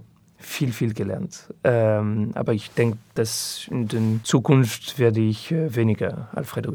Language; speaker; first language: German; non-native, learner; French